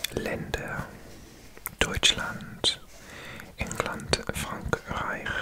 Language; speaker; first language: German; non-native, learner; English